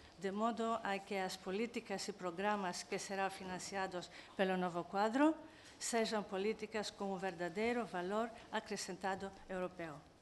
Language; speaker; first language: Portuguese; non-native, learner; Greek